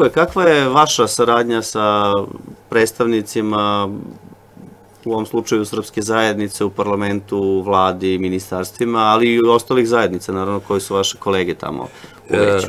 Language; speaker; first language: Serbian; native; Serbian